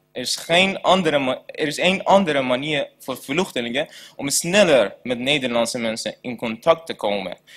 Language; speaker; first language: Dutch; non-native, learner; Persian